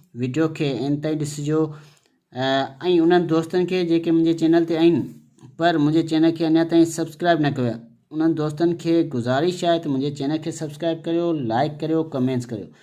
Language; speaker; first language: Sindhi; native; Sindhi